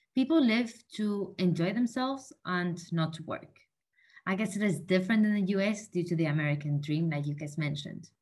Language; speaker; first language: English; non-native, fluent; Spanish